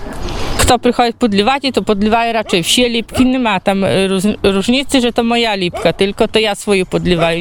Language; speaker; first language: Polish; non-native, local second language; Ukrainian